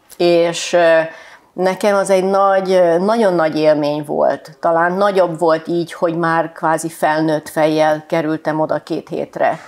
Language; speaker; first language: Hungarian; early bilingual, heritage; Hungarian